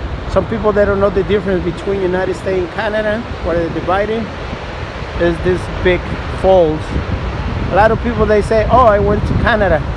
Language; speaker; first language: English; non-native, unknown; Spanish